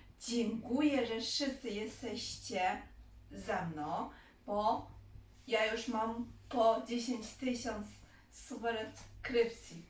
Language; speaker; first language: Polish; non-native, learner; Chinese